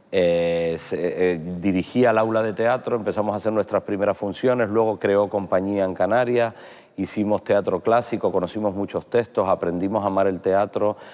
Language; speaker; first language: Spanish; native; Spanish